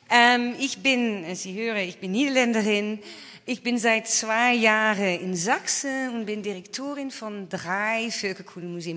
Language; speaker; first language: German; non-native, fluent; Dutch